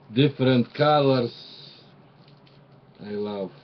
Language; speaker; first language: English; non-native, learner; Russian